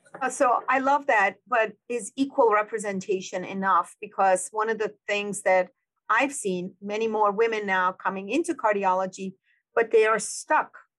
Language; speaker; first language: English; non-native, fluent; Persian